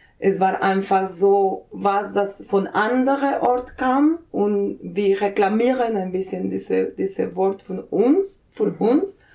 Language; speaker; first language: German; non-native, fluent; Spanish